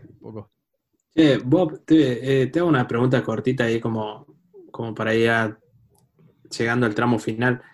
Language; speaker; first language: Spanish; native; Spanish